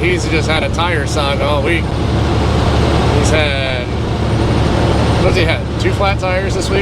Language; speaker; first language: English; native; English